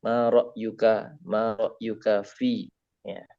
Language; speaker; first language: Arabic; non-native, fluent; Indonesian